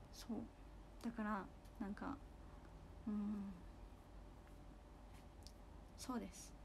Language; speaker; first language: Japanese; native; Japanese